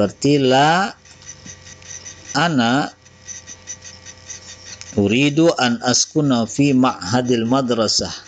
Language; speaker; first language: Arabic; non-native, fluent; Indonesian